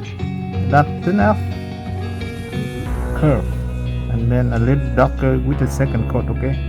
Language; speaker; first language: English; non-native, learner; Vietnamese